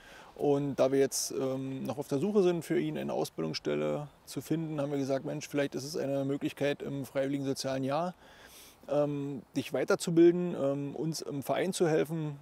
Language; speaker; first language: German; native; German